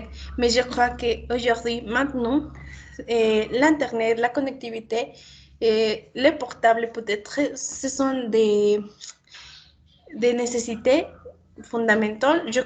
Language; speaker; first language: French; non-native, learner; Spanish